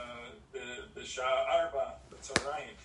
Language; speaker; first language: Hebrew; non-native, fluent; English